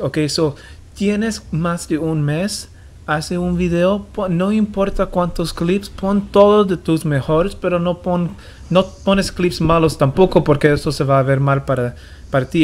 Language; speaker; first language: Spanish; non-native, learner; English